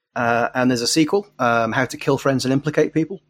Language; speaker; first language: English; native; English